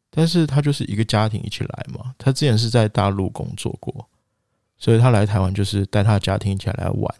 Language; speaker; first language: Chinese; non-native, local second language; Wu Chinese